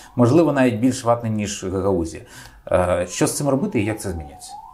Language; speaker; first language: Ukrainian; native; Ukrainian